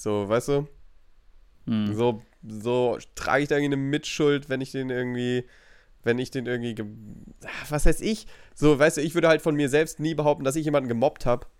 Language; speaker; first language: German; native; German